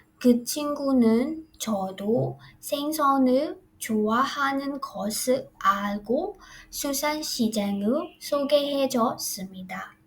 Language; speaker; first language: Korean; non-native, fluent; Burmese